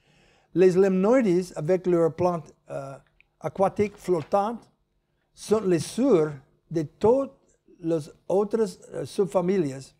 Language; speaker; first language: French; non-native, learner; English